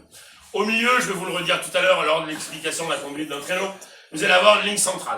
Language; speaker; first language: French; native; French